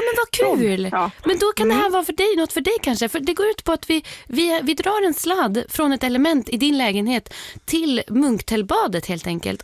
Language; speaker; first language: Swedish; native; Swedish